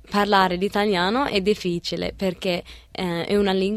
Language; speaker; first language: Italian; non-native, learner; Arabic